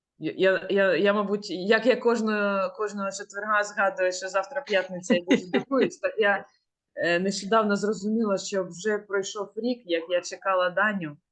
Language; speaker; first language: Ukrainian; native; Ukrainian